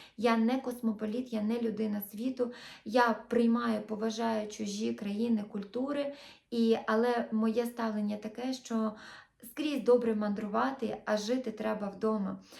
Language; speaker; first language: Ukrainian; non-native, local second language; Russian